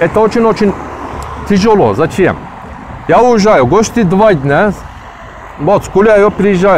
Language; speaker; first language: Russian; non-native, learner; Turkish